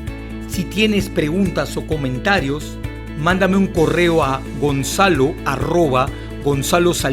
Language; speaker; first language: Spanish; native; Spanish